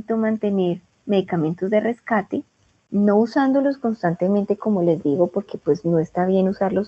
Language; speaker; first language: Spanish; native; Spanish